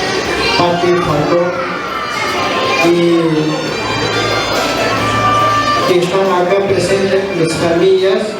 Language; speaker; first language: Spanish; non-native, local second language; Quechua